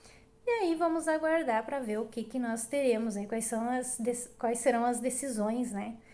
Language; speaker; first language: Portuguese; native; Portuguese